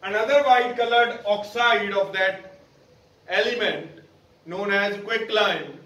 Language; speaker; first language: English; non-native, local second language; Punjabi